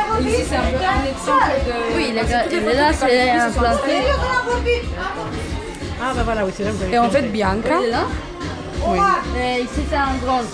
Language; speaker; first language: French; non-native, learner; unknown